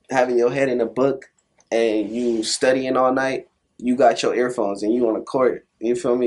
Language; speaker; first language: English; native; English